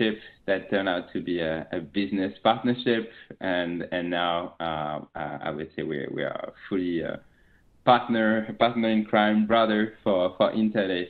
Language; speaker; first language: English; non-native, fluent; French